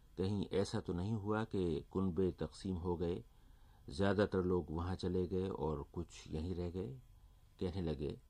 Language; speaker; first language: Urdu; native; Urdu